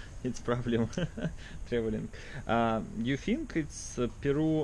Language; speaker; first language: English; non-native, learner; Russian